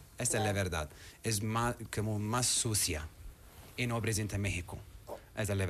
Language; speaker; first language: Spanish; non-native, learner; Arabic